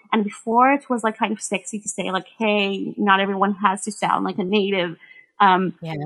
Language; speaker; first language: English; non-native, fluent; Hebrew